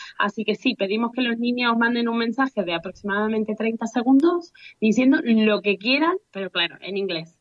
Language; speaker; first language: Spanish; early bilingual, heritage; Spanish